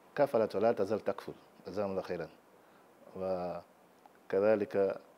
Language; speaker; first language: Arabic; non-native, fluent; Yoruba